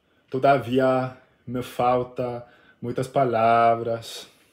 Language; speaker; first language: Portuguese; non-native, learner; English